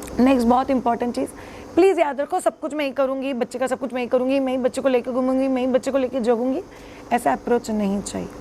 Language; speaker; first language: Hindi; non-native, local second language; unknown